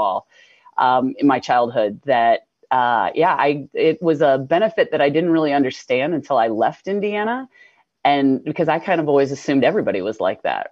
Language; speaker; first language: English; native; English